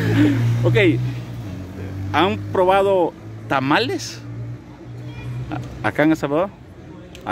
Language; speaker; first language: Spanish; native; Spanish